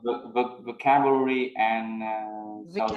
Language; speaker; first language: English; non-native, learner; Vietnamese